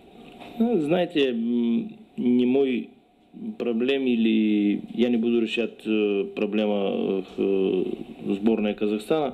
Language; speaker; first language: Russian; non-native, learner; Bulgarian